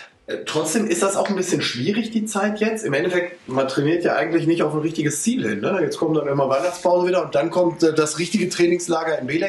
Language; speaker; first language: German; native; German